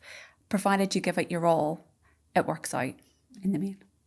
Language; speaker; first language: English; native; English